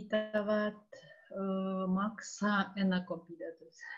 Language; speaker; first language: Finnish; non-native, learner; Russian